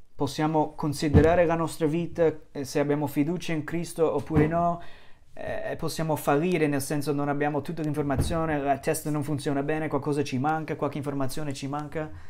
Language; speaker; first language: Italian; non-native, fluent; English